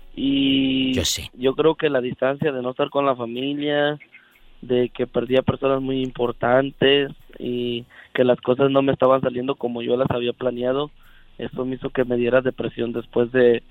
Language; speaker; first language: Spanish; native; Spanish